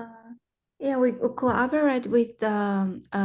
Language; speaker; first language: English; non-native, fluent; Chinese